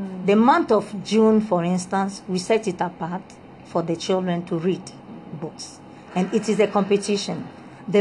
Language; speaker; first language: English; non-native, fluent; Lingala